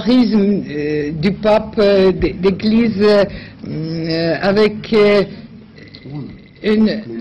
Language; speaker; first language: French; non-native, fluent; Russian